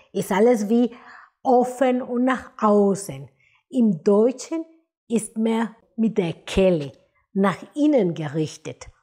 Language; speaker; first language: German; non-native, fluent; Spanish